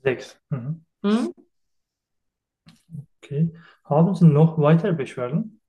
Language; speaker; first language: German; non-native, learner; Turkish